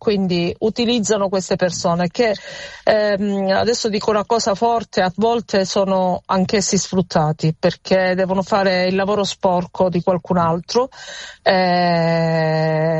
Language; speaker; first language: Italian; native; Italian